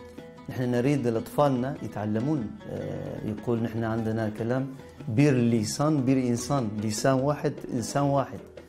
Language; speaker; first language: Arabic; non-native, local second language; Turkish